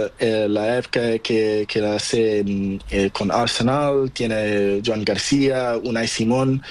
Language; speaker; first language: Spanish; non-native, learner; Portuguese